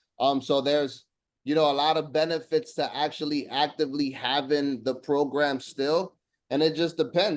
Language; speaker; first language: English; native; English